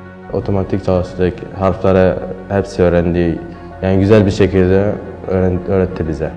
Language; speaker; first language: Turkish; non-native, learner; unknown